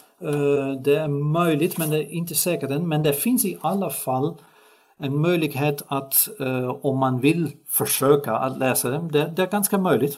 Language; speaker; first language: Swedish; non-native, fluent; Dutch